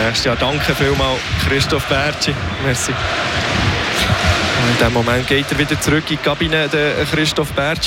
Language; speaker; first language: German; native; German